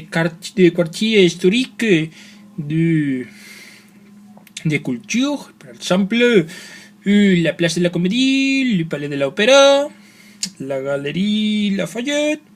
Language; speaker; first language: French; non-native, learner; Spanish